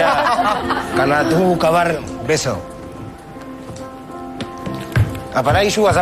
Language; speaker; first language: Indonesian; non-native, fluent; Spanish